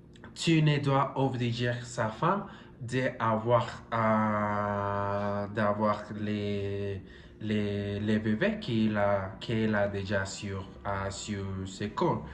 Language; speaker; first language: French; non-native, learner; Spanish